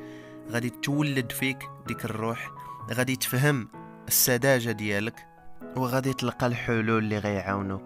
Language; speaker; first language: Arabic; native; Arabic